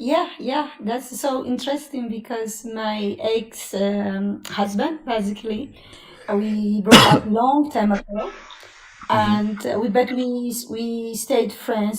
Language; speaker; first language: English; non-native, fluent; Italian